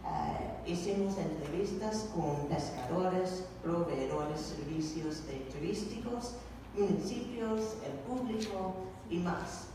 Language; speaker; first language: Spanish; non-native, learner; English